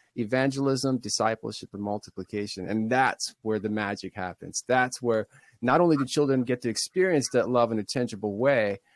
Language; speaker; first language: English; early bilingual, other home language; Russian